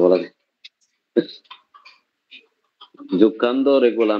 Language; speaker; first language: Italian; non-native, learner; Bangla